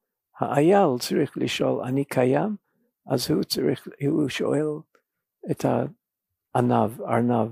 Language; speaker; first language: Hebrew; non-native, fluent; English